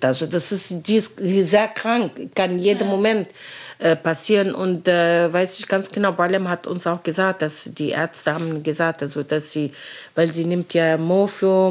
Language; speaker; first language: German; non-native, learner; Arabic